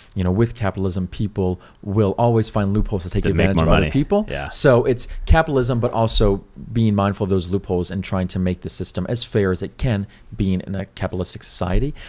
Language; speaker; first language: English; native; English